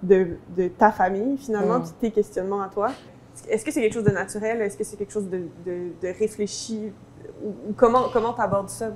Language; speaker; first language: French; native; French